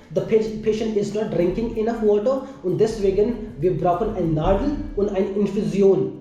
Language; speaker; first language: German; non-native, learner; Hindi